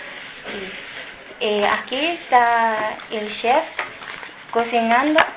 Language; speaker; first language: Spanish; non-native, learner; Filipino